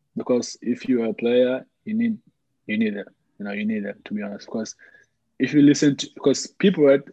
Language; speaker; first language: English; early bilingual, other home language; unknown